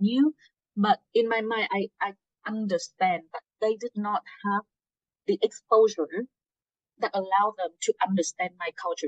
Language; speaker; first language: English; non-native, fluent; Vietnamese